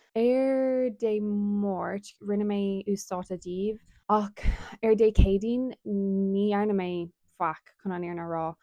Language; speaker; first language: Irish; non-native, local second language; English